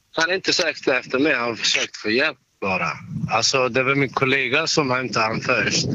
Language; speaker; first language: Swedish; non-native, learner; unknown